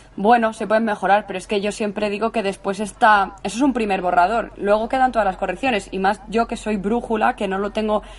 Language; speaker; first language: Spanish; native; Spanish